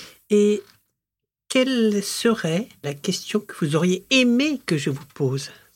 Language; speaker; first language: French; native; French